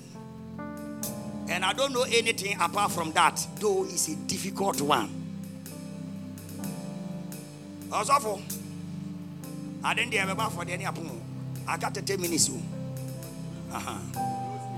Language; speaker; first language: English; non-native, local second language; Akan